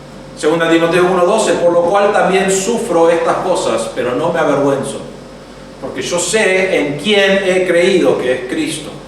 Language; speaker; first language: Spanish; native; Spanish